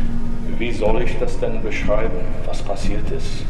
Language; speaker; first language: German; non-native, fluent; English